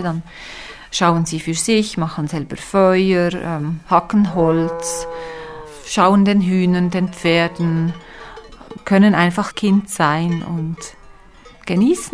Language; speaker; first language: German; native; German